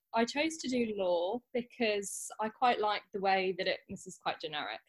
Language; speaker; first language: English; native; English